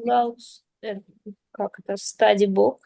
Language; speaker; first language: English; non-native, learner; Russian